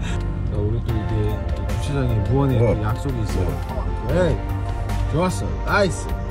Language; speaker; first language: Korean; native; Korean